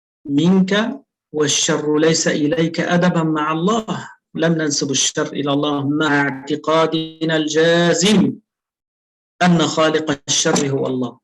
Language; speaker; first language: Arabic; native; Arabic